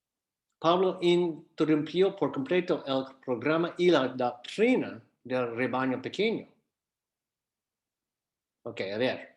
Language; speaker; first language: Spanish; non-native, fluent; English